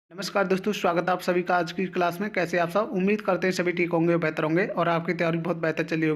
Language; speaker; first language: Hindi; native; Hindi